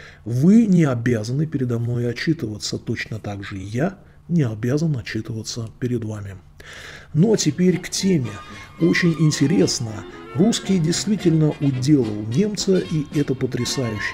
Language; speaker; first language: Russian; native; Russian